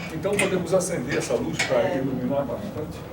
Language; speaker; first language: Portuguese; non-native, fluent; Spanish